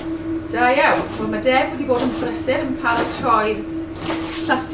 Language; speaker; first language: Welsh; non-native, learner; English